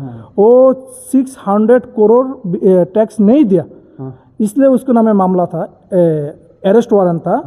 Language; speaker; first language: Hindi; non-native, learner; Bangla